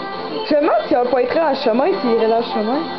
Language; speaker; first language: French; native; French